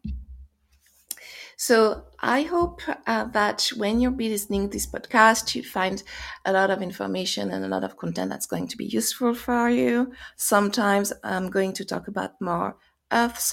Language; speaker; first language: English; non-native, fluent; French